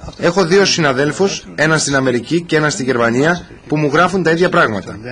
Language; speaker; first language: Greek; non-native, fluent; English